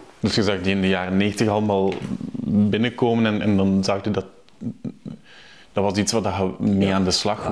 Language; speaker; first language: Dutch; native; Dutch